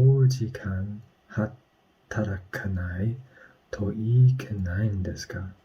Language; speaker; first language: Japanese; non-native, learner; English